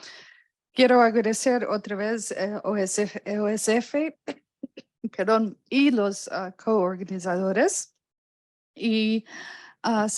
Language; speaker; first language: Spanish; non-native, fluent; English